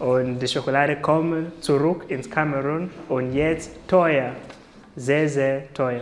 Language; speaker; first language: German; non-native, learner; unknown